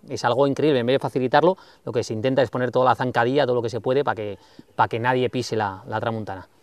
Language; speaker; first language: Spanish; native; Spanish